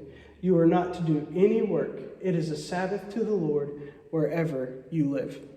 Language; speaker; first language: English; native; English